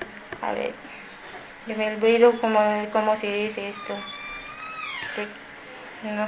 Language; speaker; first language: Spanish; non-native, learner; Filipino